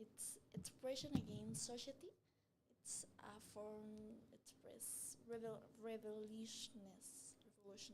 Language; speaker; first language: English; non-native, learner; Spanish